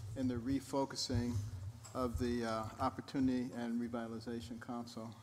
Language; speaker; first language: English; native; English